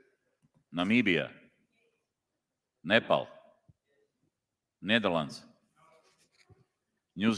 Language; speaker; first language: English; non-native, fluent; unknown